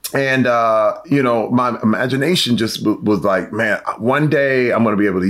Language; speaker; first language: English; native; English